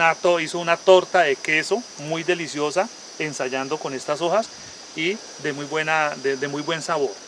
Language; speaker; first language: Spanish; native; Spanish